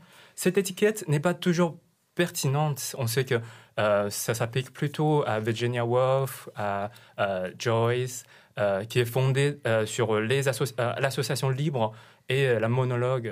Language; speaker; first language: French; non-native, fluent; Chinese